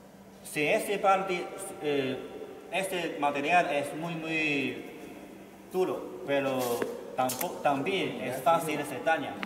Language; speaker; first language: Spanish; non-native, learner; Chinese